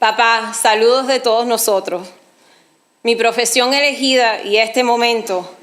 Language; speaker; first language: Spanish; early bilingual, heritage; Spanish